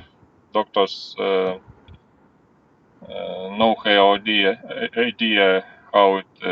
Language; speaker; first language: English; non-native, learner; Ukrainian